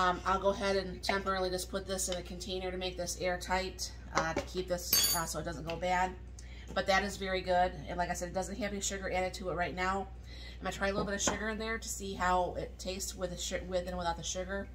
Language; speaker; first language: English; native; English